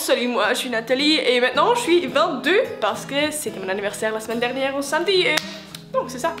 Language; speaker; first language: French; non-native, learner; Swiss German